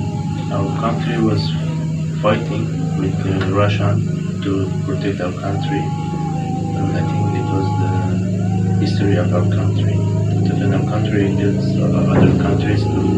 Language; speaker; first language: English; non-native, fluent; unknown